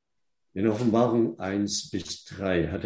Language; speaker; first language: German; non-native, fluent; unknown